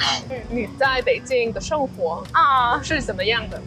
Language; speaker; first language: Chinese; non-native, learner; English